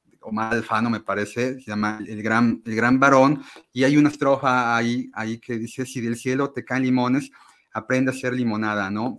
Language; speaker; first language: Spanish; native; Spanish